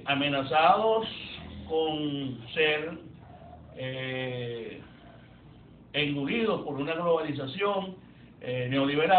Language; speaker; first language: Spanish; native; Spanish